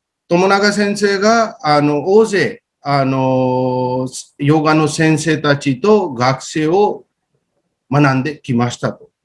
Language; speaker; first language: Japanese; non-native, fluent; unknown